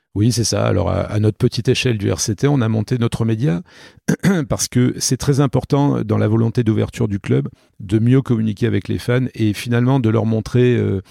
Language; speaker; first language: French; native; French